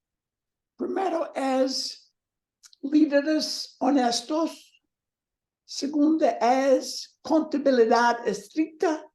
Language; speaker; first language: Portuguese; non-native, learner; English